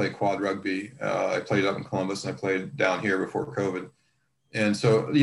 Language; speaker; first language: English; native; English